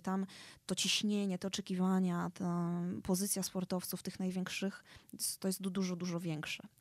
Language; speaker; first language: Polish; native; Polish